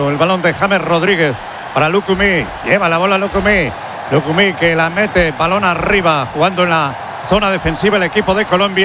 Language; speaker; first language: Spanish; native; Spanish